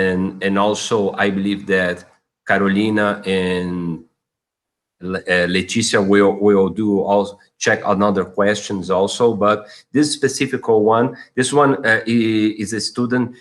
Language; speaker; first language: English; non-native, fluent; Portuguese